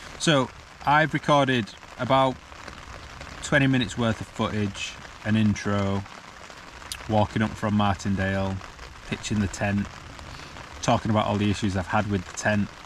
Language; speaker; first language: English; native; English